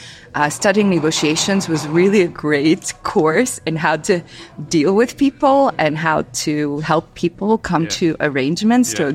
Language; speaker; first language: English; non-native, fluent; Albanian